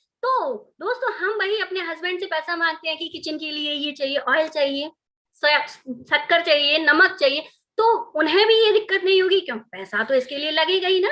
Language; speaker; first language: Hindi; native; Hindi